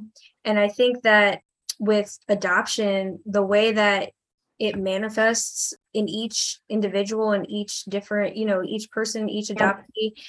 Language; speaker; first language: English; native; English